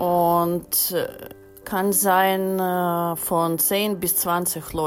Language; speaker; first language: German; non-native, learner; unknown